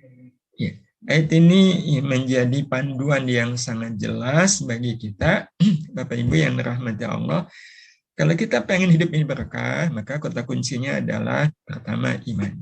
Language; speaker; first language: Indonesian; native; Indonesian